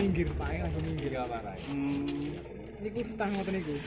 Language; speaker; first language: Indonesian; non-native, local second language; Javanese